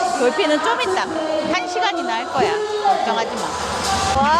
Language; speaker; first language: Korean; native; Korean